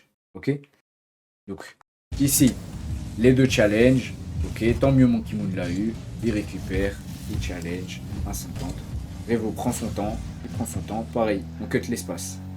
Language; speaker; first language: French; native; French